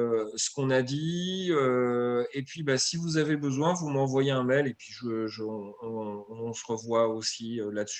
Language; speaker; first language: French; native; French